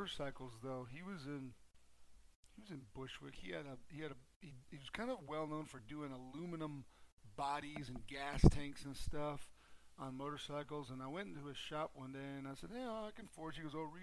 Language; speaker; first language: English; native; English